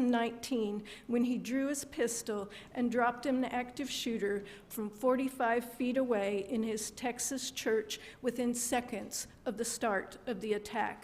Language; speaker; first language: English; native; English